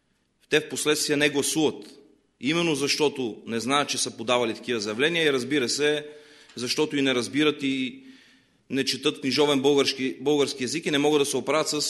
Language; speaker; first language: Bulgarian; native; Bulgarian